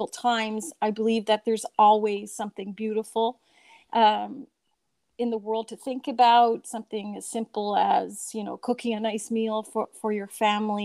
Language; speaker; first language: English; native; English